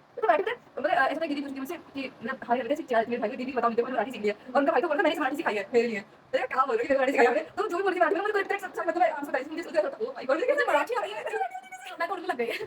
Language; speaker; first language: Hindi; native; Hindi